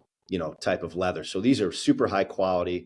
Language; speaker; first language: English; native; English